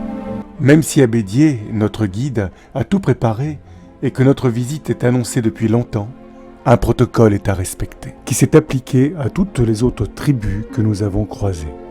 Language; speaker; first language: French; native; French